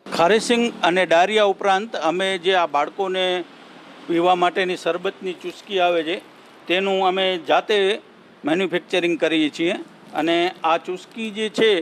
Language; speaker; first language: Gujarati; native; Gujarati